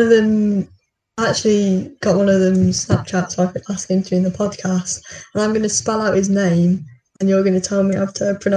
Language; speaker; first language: English; native; English